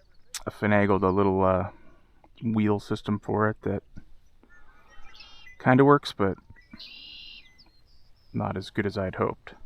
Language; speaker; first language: English; native; English